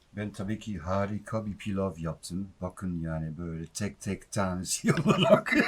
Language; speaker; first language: Turkish; non-native, fluent; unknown